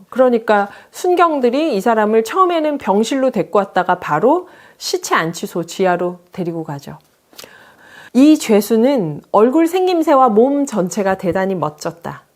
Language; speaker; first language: Korean; native; Korean